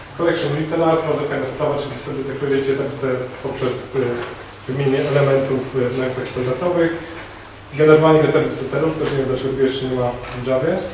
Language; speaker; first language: Polish; native; Polish